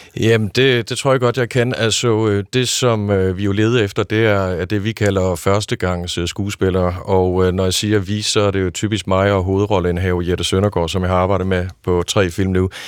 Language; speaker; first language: Danish; native; Danish